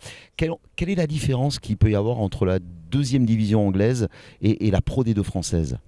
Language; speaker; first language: French; native; French